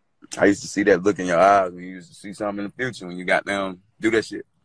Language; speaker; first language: English; native; English